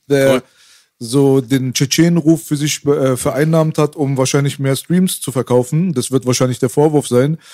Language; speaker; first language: German; native; German